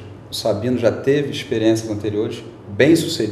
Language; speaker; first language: Portuguese; native; Portuguese